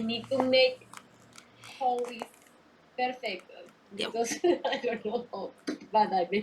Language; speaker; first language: English; non-native, learner; Spanish